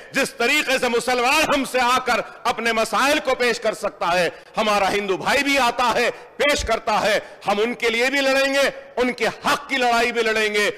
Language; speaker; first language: Urdu; native; Urdu